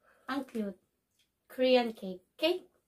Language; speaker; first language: English; non-native, local second language; Filipino